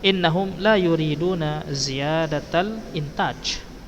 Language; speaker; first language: Arabic; non-native, fluent; Indonesian